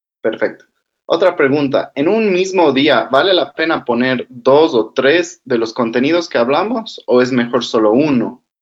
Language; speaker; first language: Spanish; native; Spanish